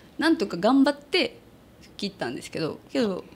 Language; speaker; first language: Japanese; native; Japanese